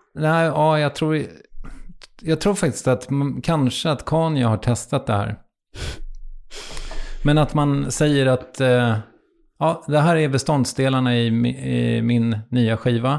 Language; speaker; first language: Swedish; native; Swedish